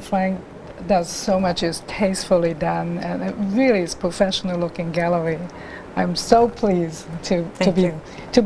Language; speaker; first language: English; non-native, local second language; Cantonese